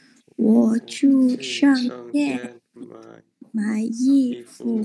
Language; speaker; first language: Chinese; non-native, learner; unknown